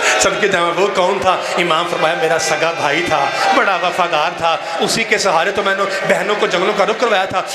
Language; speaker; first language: Urdu; non-native, local second language; Punjabi